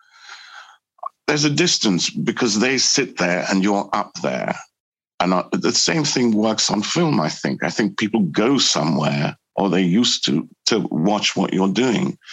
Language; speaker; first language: English; native; English